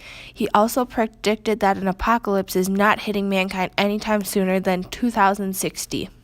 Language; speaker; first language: English; native; English